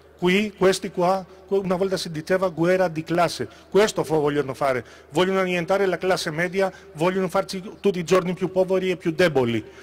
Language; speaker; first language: Italian; non-native, fluent; Greek